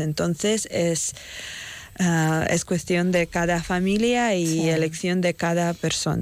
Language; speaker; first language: Spanish; non-native, fluent; Ukrainian